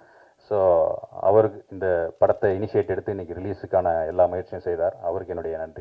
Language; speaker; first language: Tamil; native; Tamil